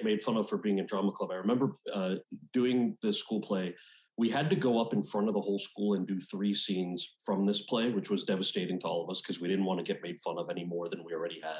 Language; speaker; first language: English; native; English